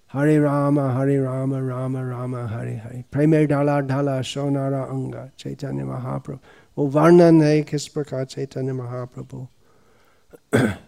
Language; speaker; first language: Hindi; non-native, fluent; English